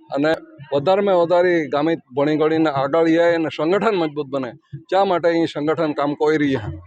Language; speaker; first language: Gujarati; non-native, local second language; Gamit